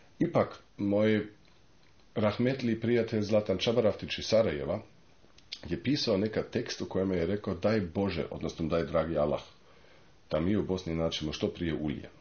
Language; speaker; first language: Croatian; non-native, fluent; German